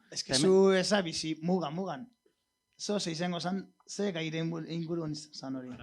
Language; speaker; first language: Basque; native; Basque